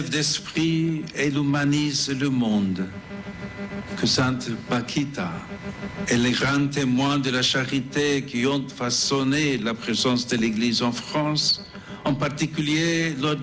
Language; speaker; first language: French; non-native, fluent; English